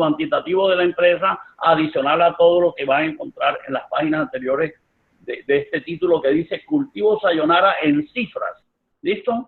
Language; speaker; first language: Spanish; native; Spanish